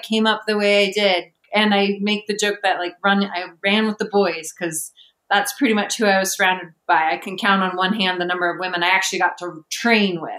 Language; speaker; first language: English; native; English